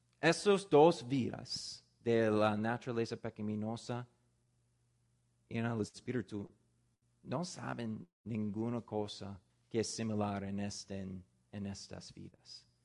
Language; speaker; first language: Spanish; non-native, fluent; English